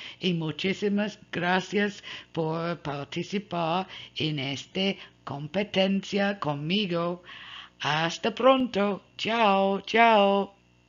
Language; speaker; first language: Spanish; non-native, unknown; English